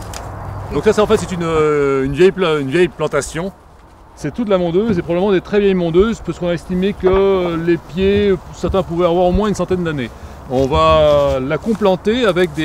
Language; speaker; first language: French; native; French